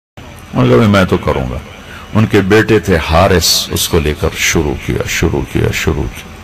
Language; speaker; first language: Urdu; non-native, local second language; Punjabi